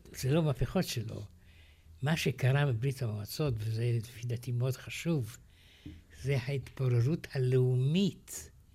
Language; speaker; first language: Hebrew; non-native, fluent; Romanian